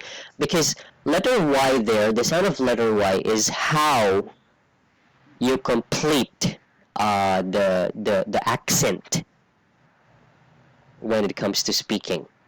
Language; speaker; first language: English; non-native, fluent; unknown